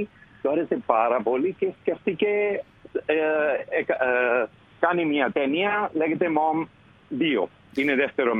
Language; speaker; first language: Greek; non-native, learner; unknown